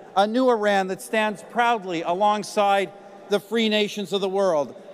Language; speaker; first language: English; native; English